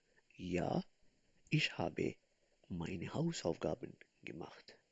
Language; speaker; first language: German; non-native, fluent; Urdu